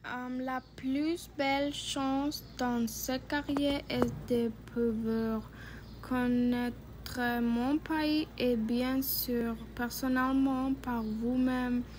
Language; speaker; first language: French; non-native, learner; Spanish